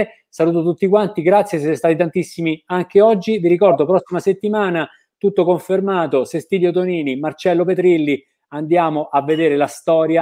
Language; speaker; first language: Italian; native; Italian